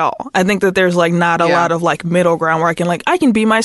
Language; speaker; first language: English; native; English